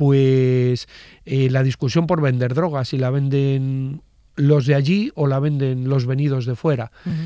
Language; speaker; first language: Spanish; native; Spanish